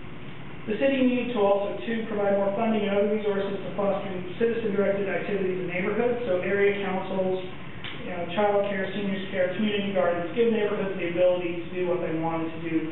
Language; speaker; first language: English; native; English